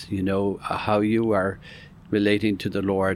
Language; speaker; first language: English; native; English